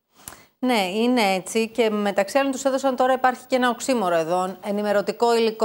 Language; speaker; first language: Greek; native; Greek